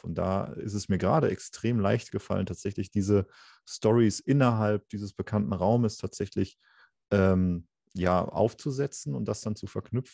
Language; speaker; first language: German; native; German